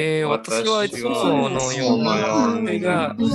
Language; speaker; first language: Japanese; non-native, learner; Indonesian